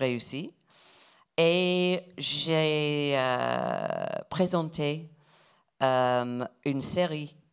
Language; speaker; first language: French; non-native, fluent; English